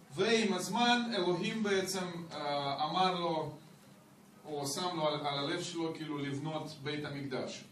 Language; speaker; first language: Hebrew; non-native, fluent; Russian